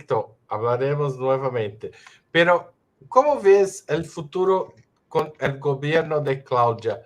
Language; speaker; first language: Spanish; non-native, fluent; Portuguese